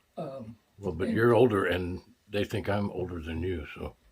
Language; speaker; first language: English; native; English